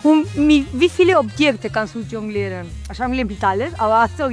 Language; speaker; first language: German; non-native, learner; Spanish